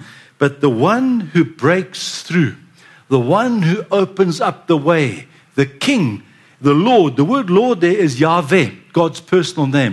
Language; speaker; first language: English; native; English